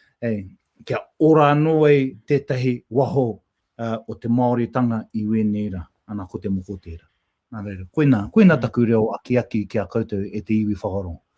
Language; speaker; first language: Māori; native; Māori